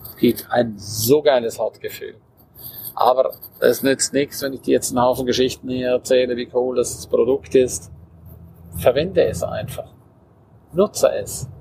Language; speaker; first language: German; non-native, local second language; Romansh